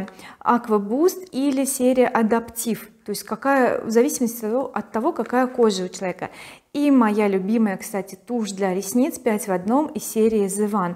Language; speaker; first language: Russian; native; Russian